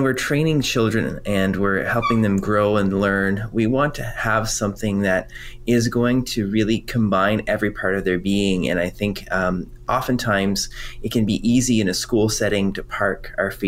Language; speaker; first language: English; non-native, fluent; French